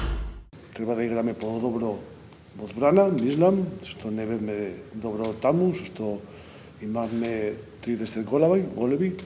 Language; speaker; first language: Macedonian; non-native, learner; Spanish